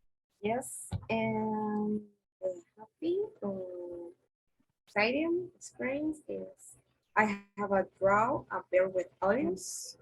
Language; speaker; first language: English; non-native, learner; Spanish